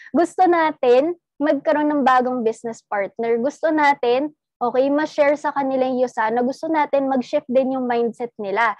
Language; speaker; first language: Filipino; non-native, local second language; Cebuano